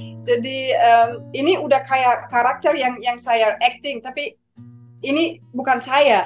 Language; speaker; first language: Indonesian; non-native, fluent; German